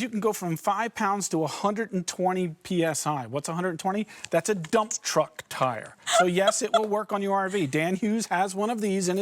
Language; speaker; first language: English; native; English